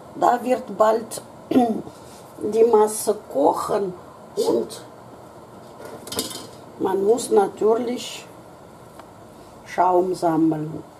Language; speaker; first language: German; non-native, fluent; Russian